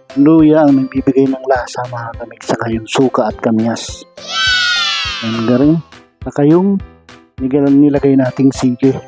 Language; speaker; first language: Filipino; non-native, local second language; Bikol